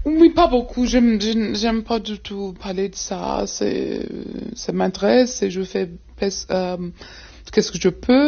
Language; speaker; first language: French; non-native, learner; English